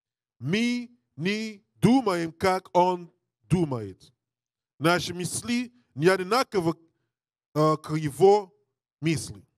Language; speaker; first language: Russian; non-native, learner; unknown